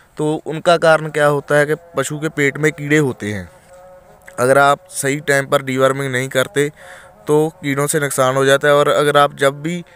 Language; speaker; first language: Hindi; native; Hindi